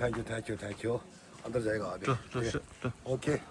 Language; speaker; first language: Hindi; non-native, local second language; Tibetan